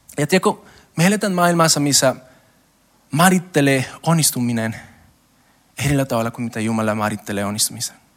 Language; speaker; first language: Finnish; non-native, learner; Spanish